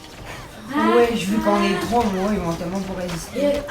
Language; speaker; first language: French; native; French